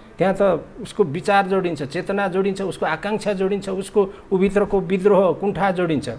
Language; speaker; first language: Nepali; non-native, local second language; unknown